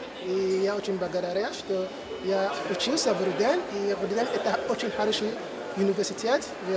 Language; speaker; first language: Russian; non-native, learner; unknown